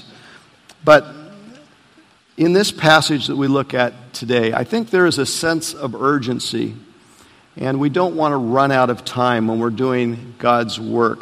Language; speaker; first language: English; native; English